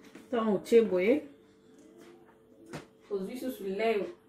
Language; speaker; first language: French; non-native, local second language; Lingala